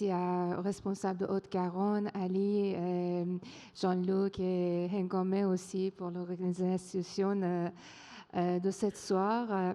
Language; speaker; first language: French; non-native, fluent; Persian